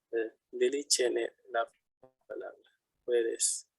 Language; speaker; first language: Spanish; non-native, fluent; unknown